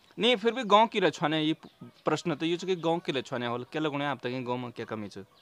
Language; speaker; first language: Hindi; non-native, local second language; Garhwali